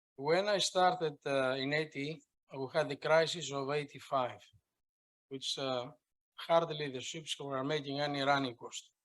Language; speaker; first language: English; non-native, fluent; Greek